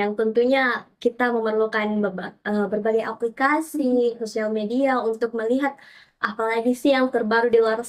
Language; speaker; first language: Indonesian; native; Indonesian